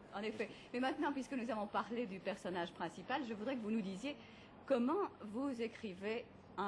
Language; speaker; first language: French; native; French